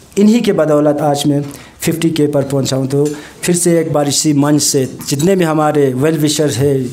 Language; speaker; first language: Hindi; non-native, local second language; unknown